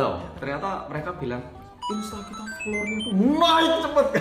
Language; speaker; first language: Indonesian; native; Indonesian